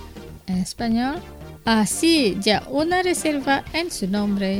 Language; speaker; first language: Spanish; non-native, fluent; Indonesian